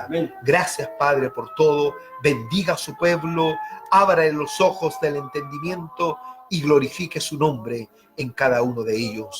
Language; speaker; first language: Spanish; native; Spanish